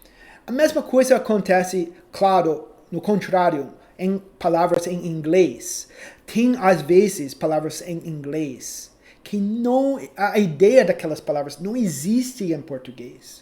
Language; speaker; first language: Portuguese; non-native, fluent; English